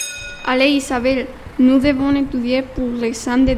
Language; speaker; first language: French; non-native, learner; Spanish